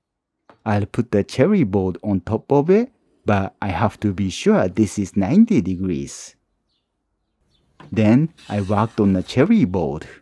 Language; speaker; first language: English; non-native, fluent; Japanese